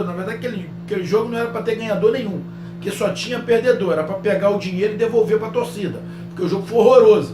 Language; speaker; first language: Portuguese; native; Portuguese